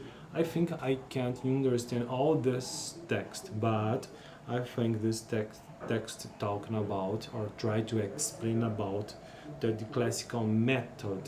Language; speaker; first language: English; non-native, learner; Portuguese